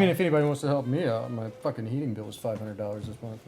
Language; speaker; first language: English; native; English